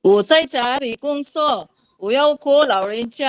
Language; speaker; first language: Chinese; non-native, learner; Cebuano